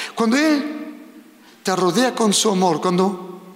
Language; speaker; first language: Spanish; early bilingual, heritage; Spanish